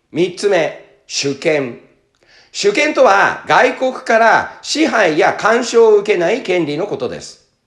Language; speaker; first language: Japanese; native; Japanese